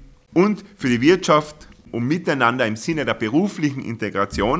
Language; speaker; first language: German; native; German